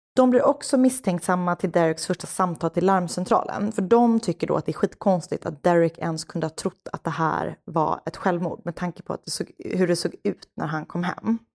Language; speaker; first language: Swedish; native; Swedish